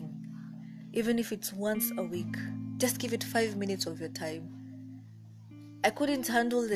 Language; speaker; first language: English; non-native, local second language; Kikuyu